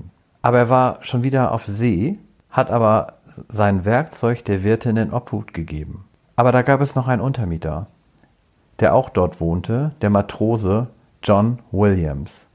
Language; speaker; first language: German; native; German